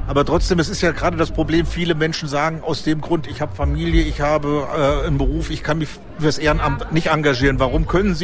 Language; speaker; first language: German; native; German